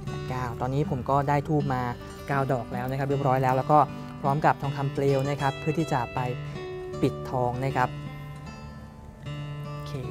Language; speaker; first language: Thai; native; Thai